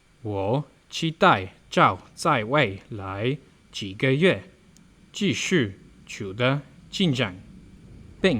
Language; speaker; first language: Chinese; non-native, learner; English